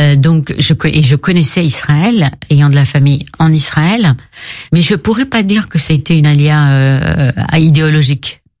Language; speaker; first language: French; native; French